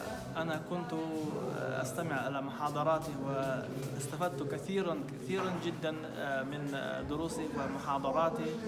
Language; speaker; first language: Arabic; non-native, fluent; Chechen